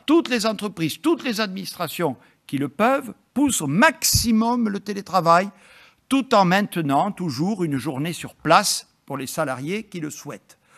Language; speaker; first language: French; native; French